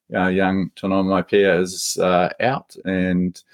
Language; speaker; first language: English; native; English